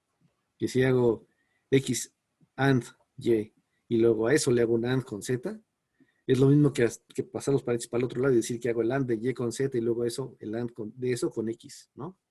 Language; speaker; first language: Spanish; native; Spanish